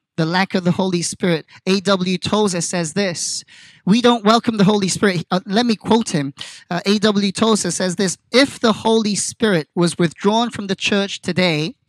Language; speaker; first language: English; non-native, fluent; Korean